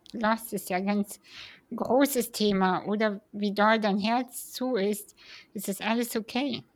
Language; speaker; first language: German; early bilingual, other home language; Russian